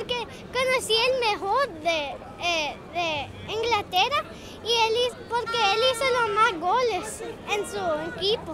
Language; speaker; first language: Spanish; early bilingual, heritage; Spanish